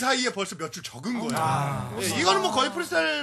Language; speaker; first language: Korean; native; Korean